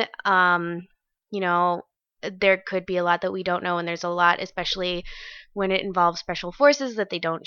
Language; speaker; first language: English; native; English